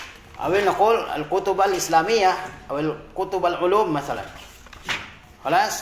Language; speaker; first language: Arabic; non-native, fluent; Indonesian